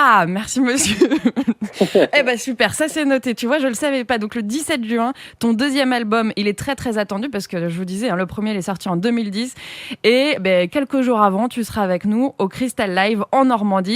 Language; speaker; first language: French; native; French